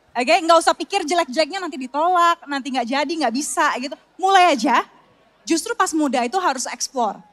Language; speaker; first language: Indonesian; native; Indonesian